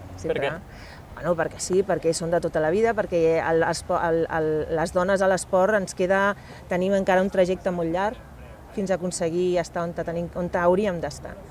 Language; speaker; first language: Catalan; non-native, local second language; Spanish